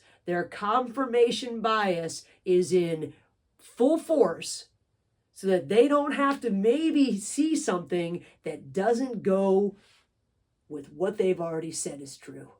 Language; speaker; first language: English; native; English